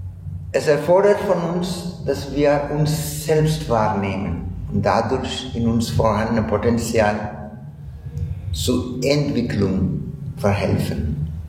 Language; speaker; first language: German; non-native, fluent; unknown